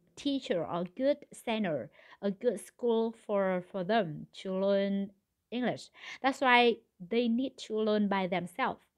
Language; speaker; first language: English; non-native, learner; Vietnamese